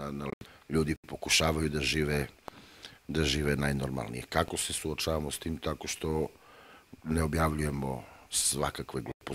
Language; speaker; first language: Bosnian; native; Bosnian